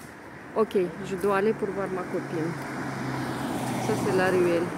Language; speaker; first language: French; non-native, fluent; Russian